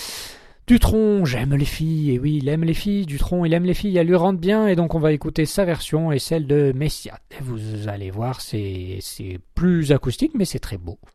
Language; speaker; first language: French; native; French